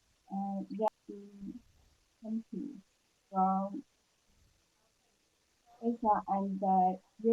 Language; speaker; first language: English; non-native, learner; Chinese